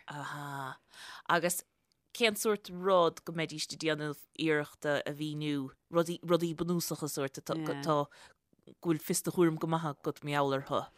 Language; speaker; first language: Irish; native; Irish